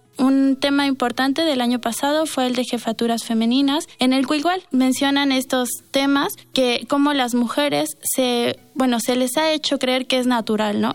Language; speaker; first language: Spanish; native; Spanish